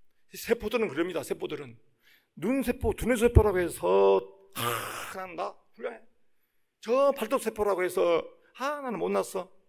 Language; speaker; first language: Korean; native; Korean